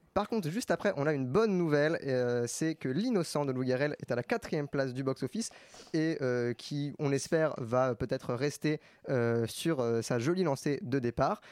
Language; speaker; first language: French; native; French